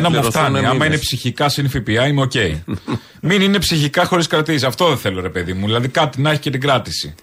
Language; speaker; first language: Greek; native; Greek